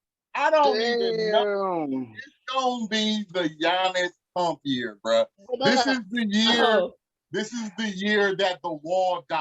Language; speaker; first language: English; native; English